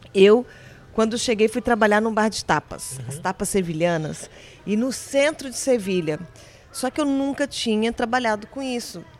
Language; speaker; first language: Portuguese; native; Portuguese